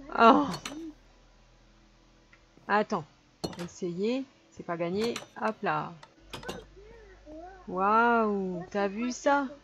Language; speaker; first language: French; native; French